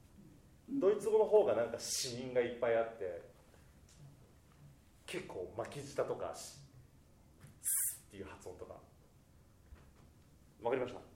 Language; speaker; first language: Japanese; native; Japanese